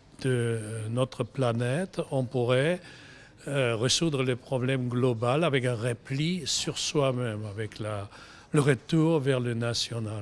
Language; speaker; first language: French; non-native, fluent; German